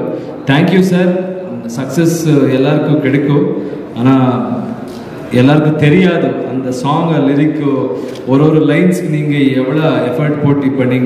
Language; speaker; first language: Tamil; non-native, learner; Kannada